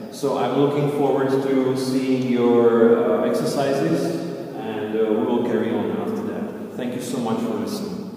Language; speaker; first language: English; non-native, fluent; Czech